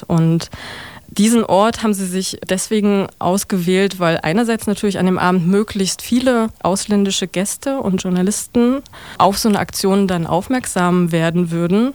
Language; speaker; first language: German; native; German